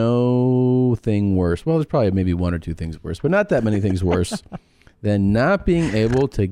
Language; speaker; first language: English; native; English